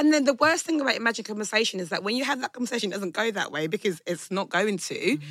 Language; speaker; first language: English; non-native, local second language; Yoruba